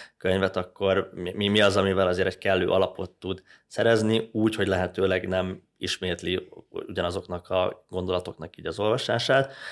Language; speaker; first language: Hungarian; native; Hungarian